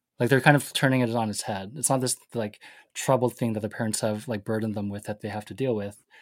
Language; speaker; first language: English; native; English